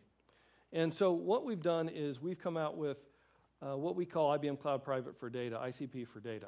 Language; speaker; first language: English; native; English